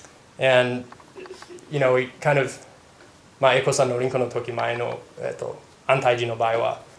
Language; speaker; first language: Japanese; non-native, learner; English